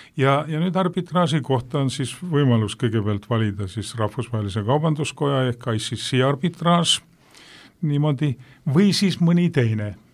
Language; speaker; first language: Estonian; native; Estonian